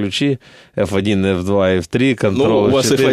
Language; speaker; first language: Russian; native; Russian